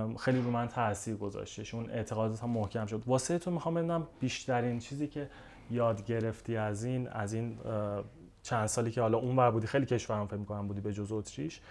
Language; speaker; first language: Persian; native; Persian